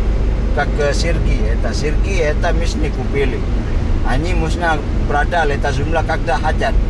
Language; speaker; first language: Russian; non-native, learner; Indonesian